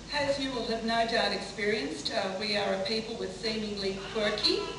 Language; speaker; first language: English; native; English